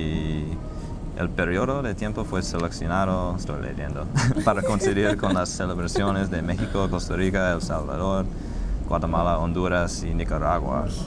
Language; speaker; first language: Spanish; non-native, fluent; English